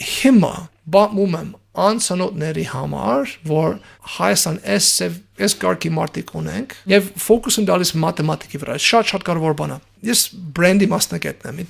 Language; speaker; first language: Armenian; non-native, fluent; English